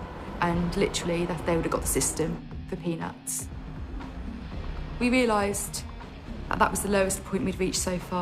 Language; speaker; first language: English; native; English